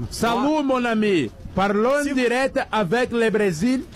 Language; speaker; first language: French; non-native, learner; Portuguese